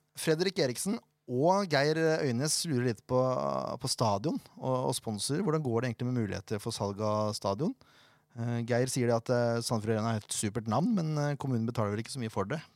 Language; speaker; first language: Norwegian; native; Norwegian